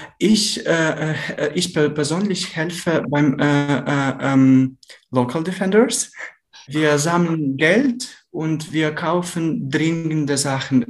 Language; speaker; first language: German; non-native, learner; Ukrainian